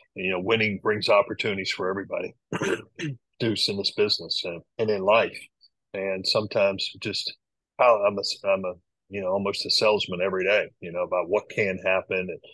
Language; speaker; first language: English; native; English